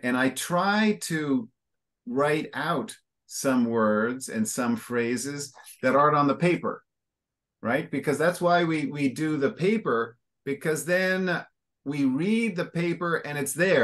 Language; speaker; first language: English; native; English